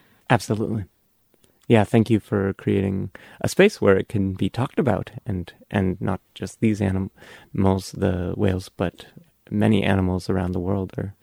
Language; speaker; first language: English; native; English